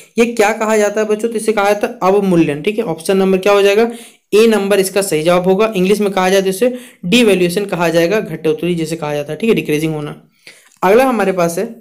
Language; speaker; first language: Hindi; native; Hindi